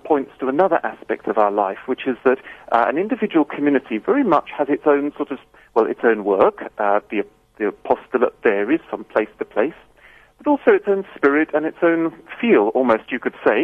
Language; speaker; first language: English; native; English